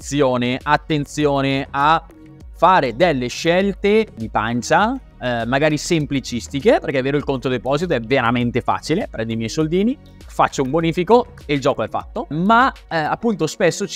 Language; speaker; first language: Italian; native; Italian